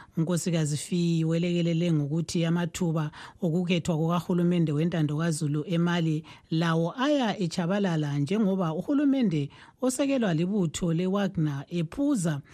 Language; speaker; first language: Zulu; native; Zulu